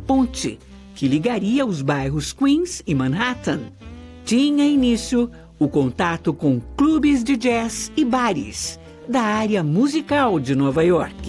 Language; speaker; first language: Portuguese; native; Portuguese